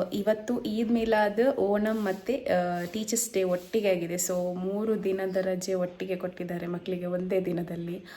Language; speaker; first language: Kannada; non-native, local second language; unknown